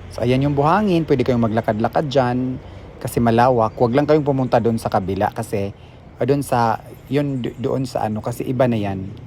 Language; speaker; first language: Filipino; non-native, local second language; Cebuano